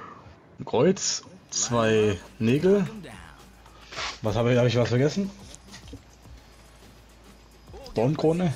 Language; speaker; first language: German; native; German